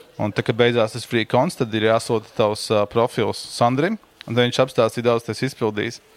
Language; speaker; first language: Latvian; native; Latvian